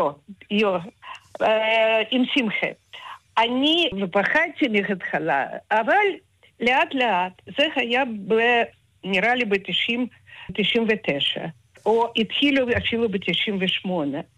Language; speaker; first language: Hebrew; non-native, fluent; Russian